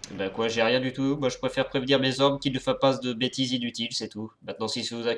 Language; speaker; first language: French; native; French